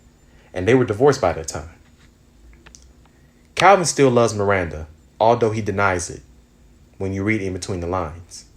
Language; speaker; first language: English; native; English